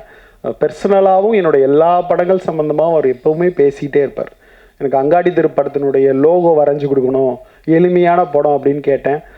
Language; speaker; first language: Tamil; native; Tamil